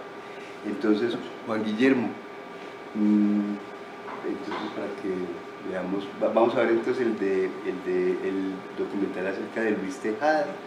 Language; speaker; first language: Spanish; native; Spanish